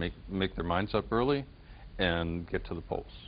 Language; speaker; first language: English; native; English